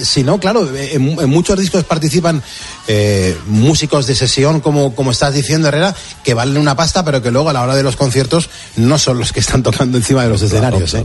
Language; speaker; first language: Spanish; native; Spanish